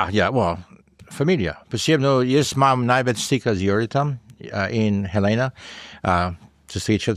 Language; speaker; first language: Slovenian; early bilingual, heritage; English